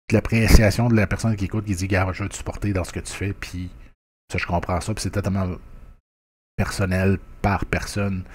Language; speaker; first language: French; native; French